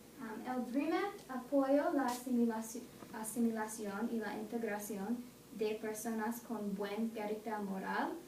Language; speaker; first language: Spanish; non-native, learner; English